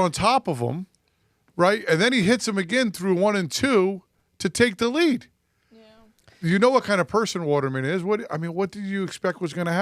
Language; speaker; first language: English; native; English